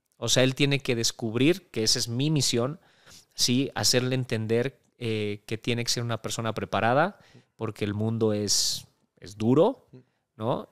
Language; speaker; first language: Spanish; native; Spanish